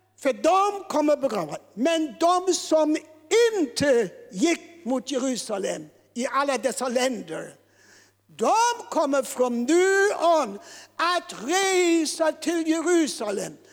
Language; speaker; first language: Swedish; non-native, fluent; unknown